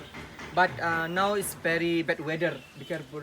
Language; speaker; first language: English; non-native, learner; Indonesian